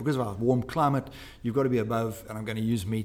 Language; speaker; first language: English; native; English